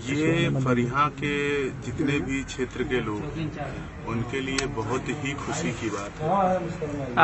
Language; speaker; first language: Hindi; native; Hindi